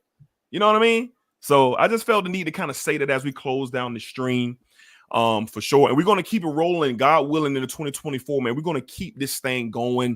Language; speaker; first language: English; native; English